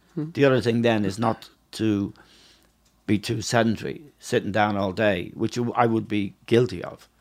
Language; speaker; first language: English; native; English